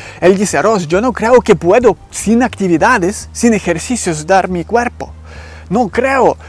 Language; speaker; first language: Spanish; non-native, learner; Ukrainian